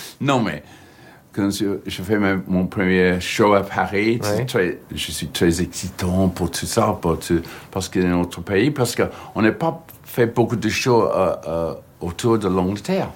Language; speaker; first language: French; non-native, learner; English